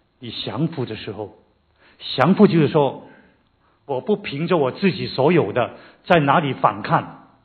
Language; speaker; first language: Chinese; non-native, local second language; Cantonese